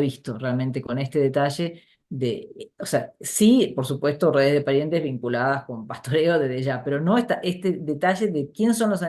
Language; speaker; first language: Spanish; native; Spanish